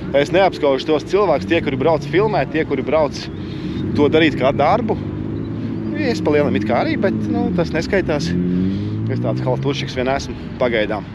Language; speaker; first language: Latvian; native; Latvian